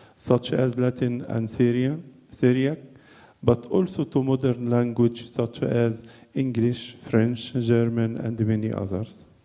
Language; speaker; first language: English; non-native, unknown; Arabic